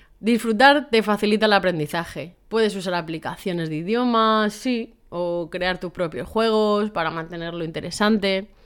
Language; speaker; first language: Spanish; native; Spanish